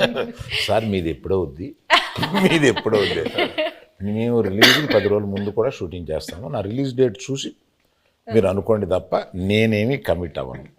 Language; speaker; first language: Telugu; native; Telugu